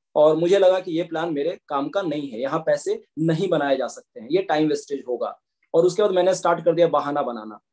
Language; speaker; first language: Hindi; native; Hindi